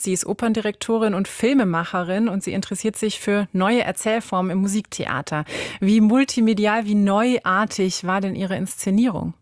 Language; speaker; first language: German; native; German